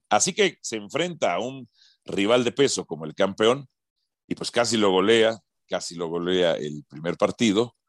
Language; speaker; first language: Spanish; native; Spanish